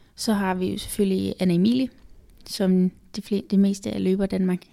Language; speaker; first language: Danish; native; Danish